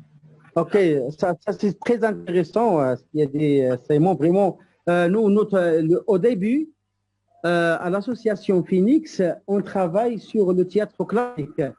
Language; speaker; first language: French; non-native, local second language; Arabic